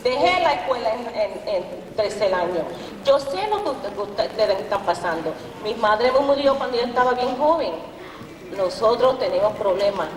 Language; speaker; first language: Spanish; early bilingual, heritage; Spanish